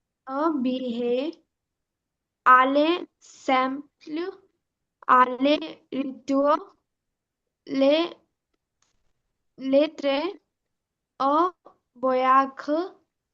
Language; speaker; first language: French; non-native, learner; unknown